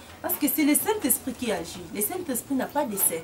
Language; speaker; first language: French; non-native, local second language; Lingala